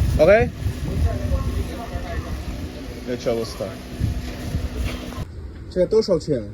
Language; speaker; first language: Chinese; non-native, learner; Bangla